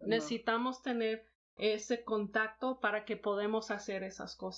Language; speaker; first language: Spanish; non-native, fluent; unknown